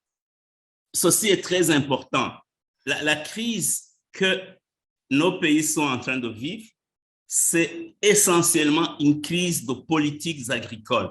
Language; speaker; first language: French; non-native, local second language; Rundi